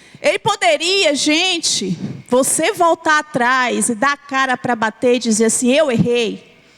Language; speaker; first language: Portuguese; native; Portuguese